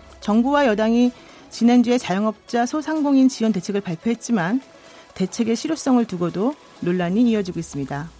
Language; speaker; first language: Korean; native; Korean